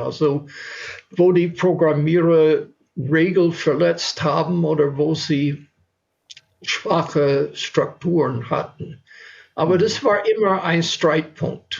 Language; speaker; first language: German; non-native, fluent; English